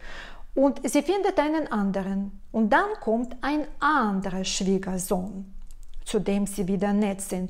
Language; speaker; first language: German; non-native, fluent; Russian